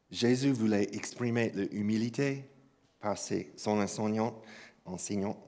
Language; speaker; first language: French; non-native, fluent; English